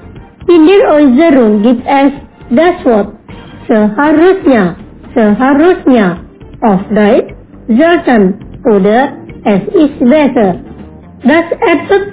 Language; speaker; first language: German; non-native, fluent; Indonesian